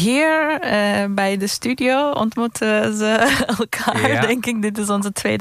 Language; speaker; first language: Dutch; non-native, fluent; Turkish